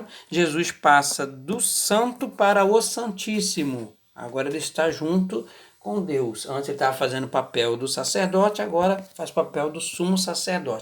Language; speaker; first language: Portuguese; native; Portuguese